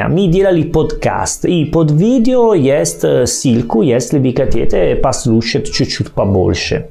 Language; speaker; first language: Russian; non-native, fluent; Italian